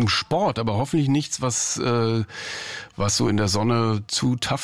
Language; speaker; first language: German; native; German